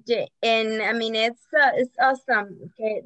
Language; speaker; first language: English; non-native, learner; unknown